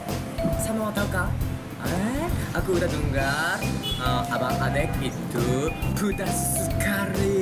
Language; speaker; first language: Indonesian; non-native, learner; Japanese